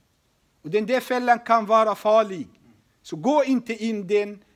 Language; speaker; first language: Swedish; non-native, fluent; Arabic